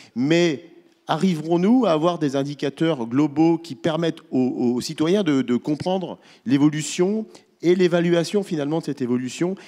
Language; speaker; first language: French; native; French